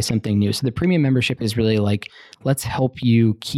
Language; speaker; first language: English; native; English